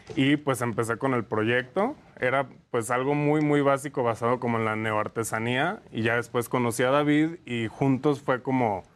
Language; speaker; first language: Spanish; native; Spanish